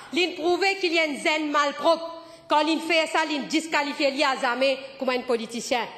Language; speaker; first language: French; non-native, local second language; Morisyen